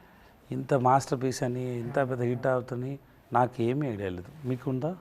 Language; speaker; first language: Telugu; non-native, learner; Tamil